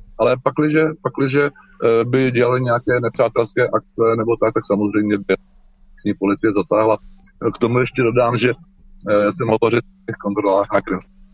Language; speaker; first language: Czech; native; Czech